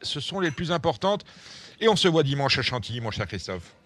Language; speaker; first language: French; native; French